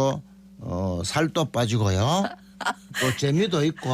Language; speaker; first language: Korean; native; Korean